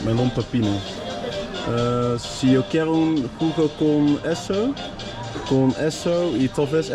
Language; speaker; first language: Spanish; non-native, learner; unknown